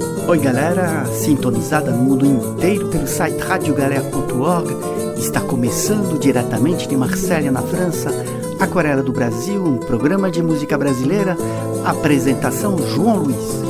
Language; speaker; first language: Portuguese; non-native, fluent; French